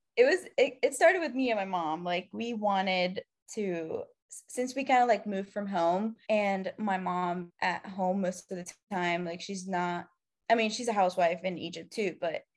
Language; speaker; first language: English; non-native, fluent; Arabic